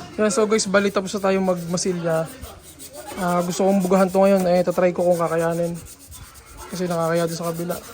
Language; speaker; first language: Filipino; native; Filipino